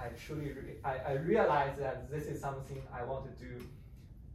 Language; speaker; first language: English; non-native, fluent; Chinese